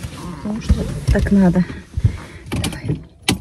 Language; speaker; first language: Russian; native; Russian